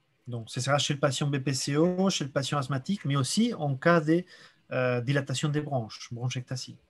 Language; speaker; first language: French; native; French